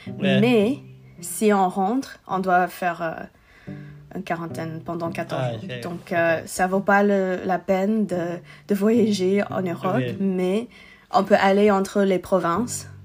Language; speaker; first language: French; non-native, learner; English